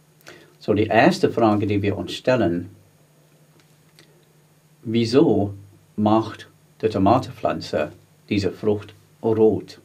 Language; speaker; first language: German; non-native, fluent; English